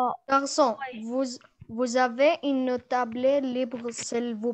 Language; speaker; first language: French; non-native, learner; Arabic